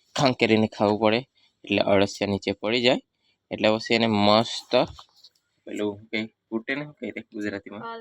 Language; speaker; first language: Gujarati; non-native, local second language; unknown